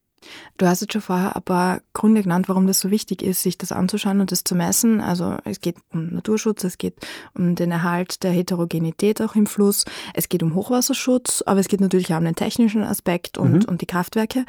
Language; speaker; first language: German; native; German